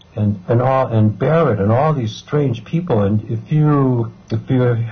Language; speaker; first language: English; native; English